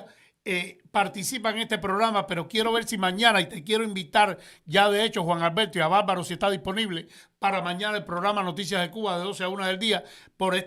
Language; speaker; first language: Spanish; native; Spanish